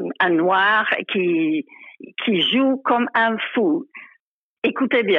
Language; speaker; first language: French; non-native, fluent; English